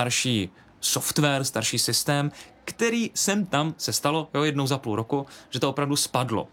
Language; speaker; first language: Czech; native; Czech